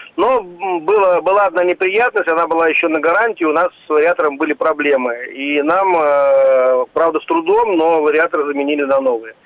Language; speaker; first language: Russian; native; Russian